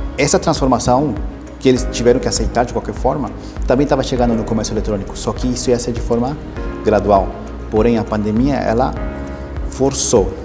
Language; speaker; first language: Portuguese; early bilingual, other home language; Spanish